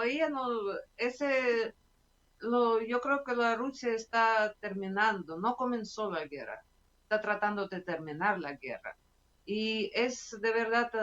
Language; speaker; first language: Spanish; non-native, fluent; Russian